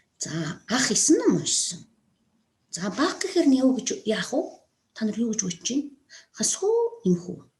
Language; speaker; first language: Mongolian; non-native, local second language; Kazakh